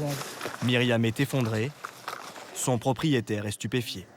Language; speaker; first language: French; native; French